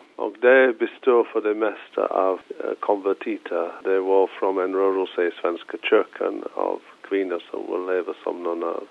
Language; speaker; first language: Swedish; non-native, fluent; English